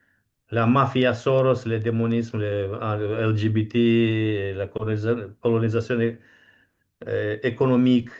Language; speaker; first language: French; non-native, fluent; Romanian